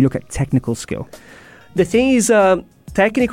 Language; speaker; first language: English; non-native, fluent; Portuguese